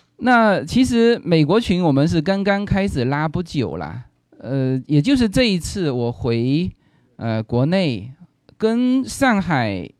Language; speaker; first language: Chinese; native; Chinese